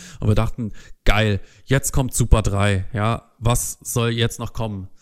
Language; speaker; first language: German; native; German